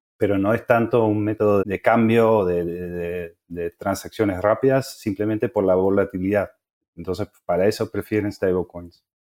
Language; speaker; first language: Spanish; non-native, fluent; Dutch